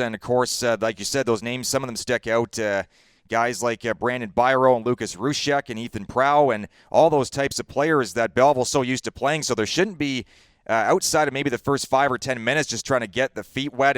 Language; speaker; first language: English; native; English